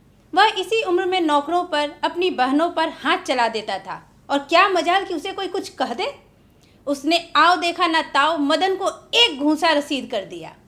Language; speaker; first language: Hindi; native; Hindi